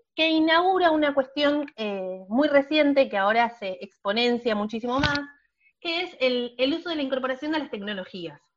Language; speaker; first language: Spanish; native; Spanish